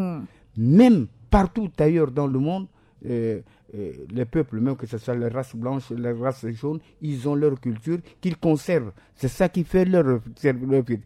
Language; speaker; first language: French; non-native, local second language; Sango